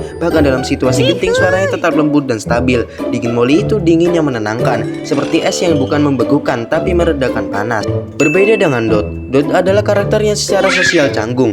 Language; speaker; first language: Indonesian; native; Indonesian